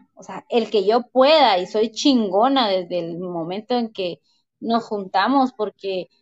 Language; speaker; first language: Spanish; native; Spanish